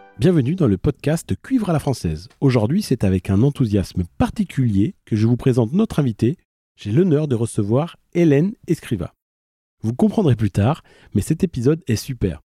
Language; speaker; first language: French; native; French